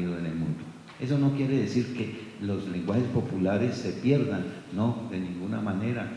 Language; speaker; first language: Spanish; native; Spanish